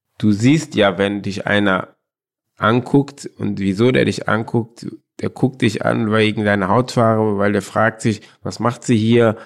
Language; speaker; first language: German; early bilingual, other home language; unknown